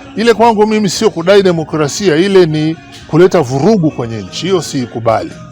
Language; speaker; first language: Swahili; native; Swahili